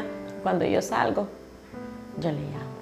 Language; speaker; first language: Spanish; native; Spanish